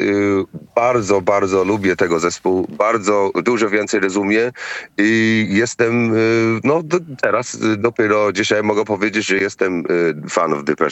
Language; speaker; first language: Polish; non-native, fluent; English